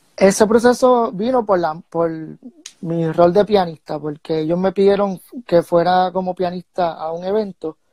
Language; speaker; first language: Spanish; early bilingual, heritage; Spanish